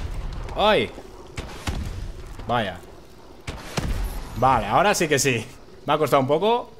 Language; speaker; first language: Spanish; native; Spanish